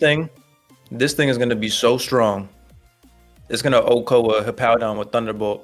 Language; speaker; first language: English; native; English